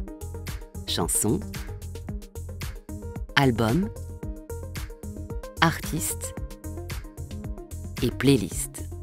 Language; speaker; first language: French; native; French